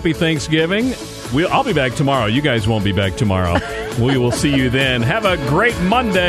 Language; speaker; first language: English; native; English